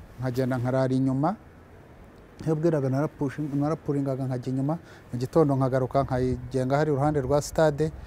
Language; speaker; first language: Kinyarwanda; early bilingual, heritage; Kinyarwanda